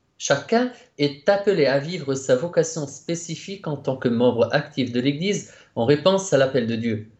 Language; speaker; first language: French; non-native, local second language; Arabic